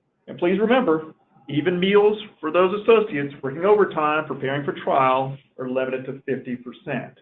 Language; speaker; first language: English; native; English